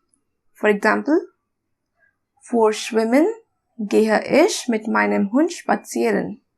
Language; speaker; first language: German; non-native, learner; English